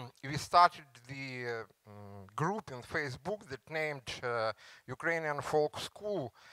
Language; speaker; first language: English; non-native, learner; Ukrainian